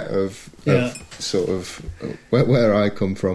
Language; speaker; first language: English; native; English